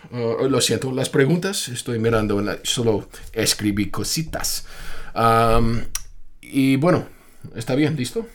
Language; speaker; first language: Spanish; non-native, fluent; English